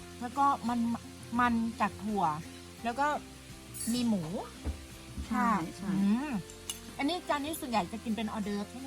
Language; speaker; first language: Thai; native; Thai